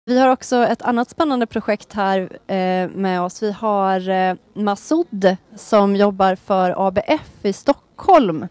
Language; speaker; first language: Swedish; native; Swedish